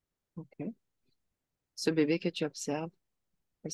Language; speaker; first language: French; native; French